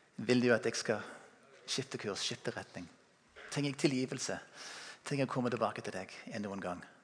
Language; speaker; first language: Norwegian; non-native, fluent; English